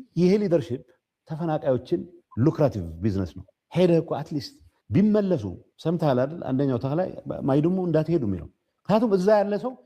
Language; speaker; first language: Amharic; non-native, local second language; Tigrinya